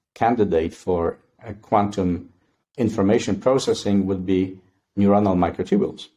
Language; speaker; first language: English; non-native, fluent; Polish